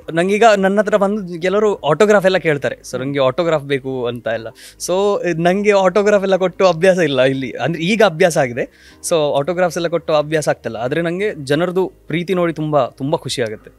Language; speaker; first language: Kannada; non-native, local second language; Konkani